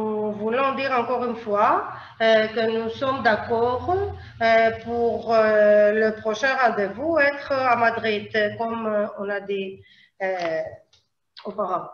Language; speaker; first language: French; non-native, learner; Spanish